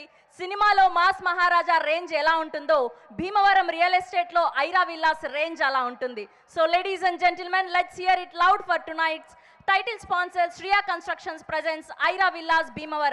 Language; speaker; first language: Telugu; native; Telugu